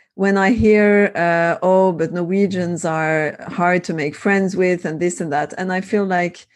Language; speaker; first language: English; non-native, fluent; French